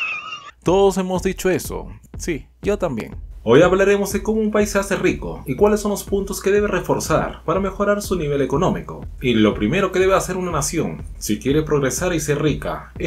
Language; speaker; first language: Spanish; native; Spanish